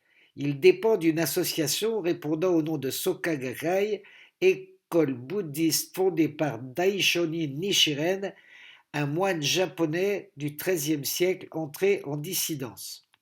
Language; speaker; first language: French; native; French